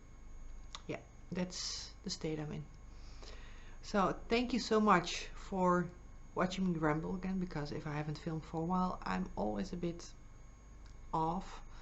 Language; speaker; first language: English; non-native, fluent; Dutch